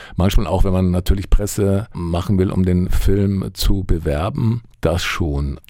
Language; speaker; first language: German; native; German